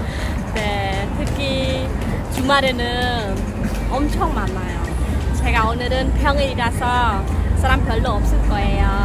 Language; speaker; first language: Korean; non-native, fluent; Khmer